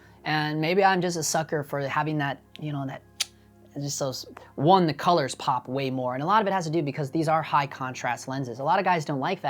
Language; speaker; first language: English; native; English